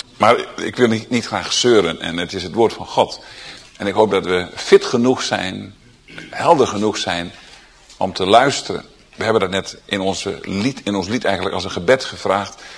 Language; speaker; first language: Dutch; native; Dutch